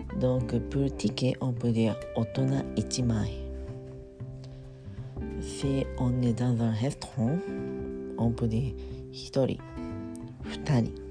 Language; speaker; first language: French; non-native, fluent; Japanese